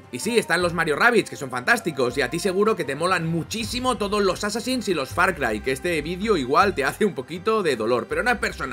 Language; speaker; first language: Spanish; native; Spanish